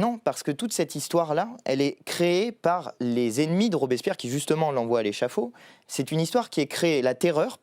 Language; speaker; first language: French; native; French